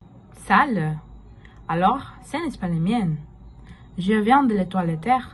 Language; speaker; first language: French; non-native, learner; Spanish